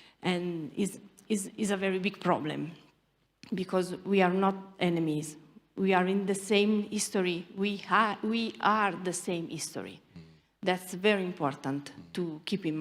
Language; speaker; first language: English; non-native, learner; Italian